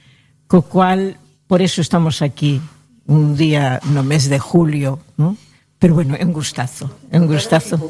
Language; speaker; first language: Galician; native; Galician